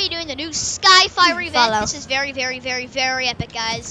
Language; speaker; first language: English; native; English